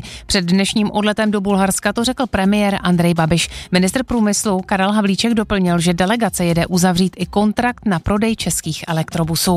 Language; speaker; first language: Czech; native; Czech